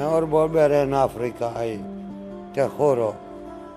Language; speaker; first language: Spanish; non-native, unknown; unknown